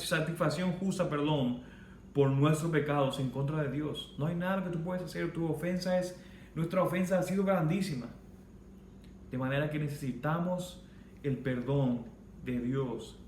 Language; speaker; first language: Spanish; native; Spanish